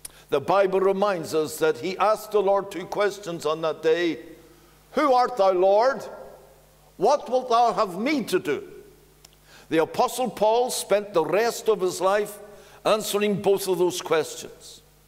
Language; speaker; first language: English; native; English